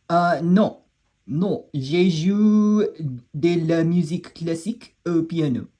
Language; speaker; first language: French; non-native, learner; English